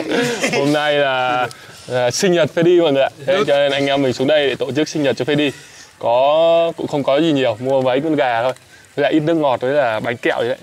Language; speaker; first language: Vietnamese; native; Vietnamese